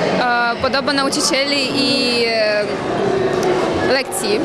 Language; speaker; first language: Polish; non-native, learner; Ukrainian